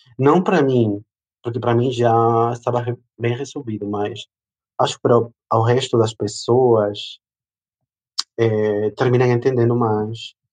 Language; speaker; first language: Portuguese; non-native, fluent; Spanish